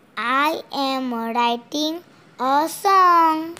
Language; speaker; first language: English; non-native, local second language; Gujarati